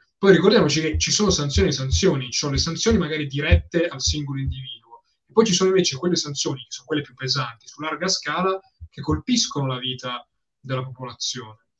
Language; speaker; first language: Italian; native; Italian